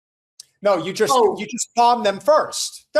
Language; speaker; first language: English; native; English